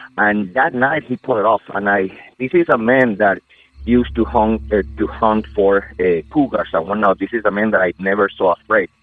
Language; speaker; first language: English; non-native, fluent; Spanish